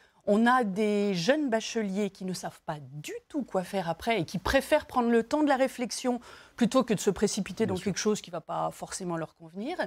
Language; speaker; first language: French; native; French